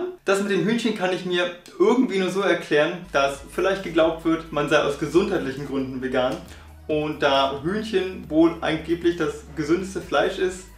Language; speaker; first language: German; native; German